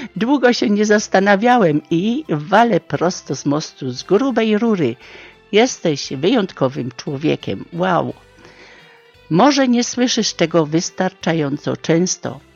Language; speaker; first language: Polish; native; Polish